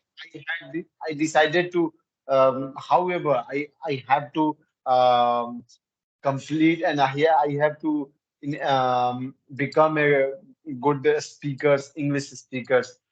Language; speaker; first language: English; non-native, learner; Hindi